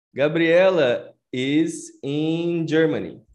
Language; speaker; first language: English; non-native, fluent; Portuguese